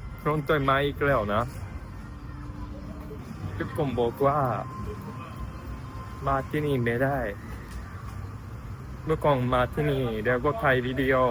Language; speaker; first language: Thai; non-native, learner; Japanese